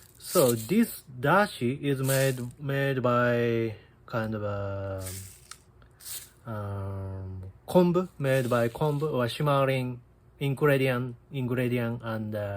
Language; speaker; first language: English; non-native, learner; Japanese